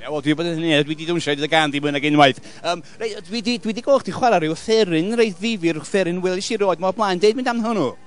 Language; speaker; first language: Welsh; native; Welsh